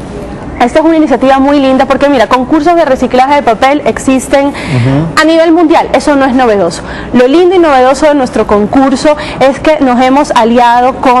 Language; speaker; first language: Spanish; native; Spanish